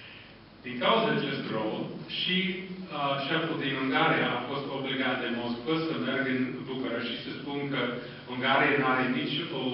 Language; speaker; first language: Romanian; non-native, fluent; English